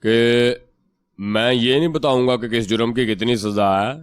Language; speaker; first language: Urdu; non-native, local second language; Punjabi